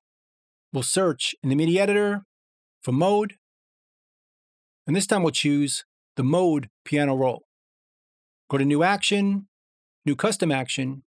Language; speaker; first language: English; native; English